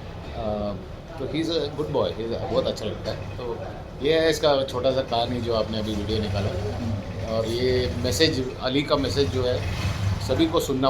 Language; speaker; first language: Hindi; non-native, local second language; Malayalam